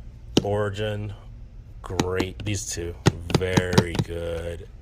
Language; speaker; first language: English; native; English